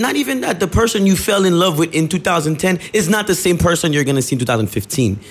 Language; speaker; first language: English; early bilingual, other home language; Haitian Creole